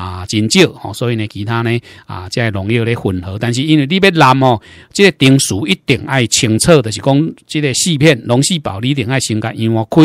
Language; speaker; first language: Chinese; non-native, local second language; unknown